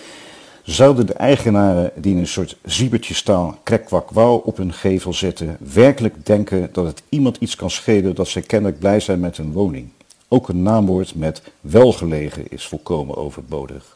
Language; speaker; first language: Dutch; native; Dutch